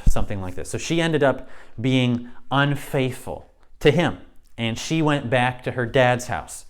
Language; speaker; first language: English; native; English